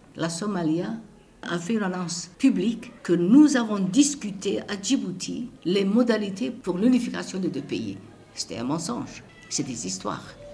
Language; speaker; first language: French; non-native, fluent; Somali